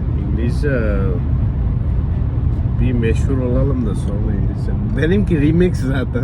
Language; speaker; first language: Turkish; non-native, fluent; Persian